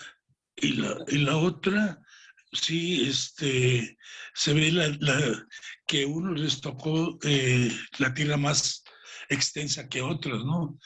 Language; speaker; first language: Spanish; native; Spanish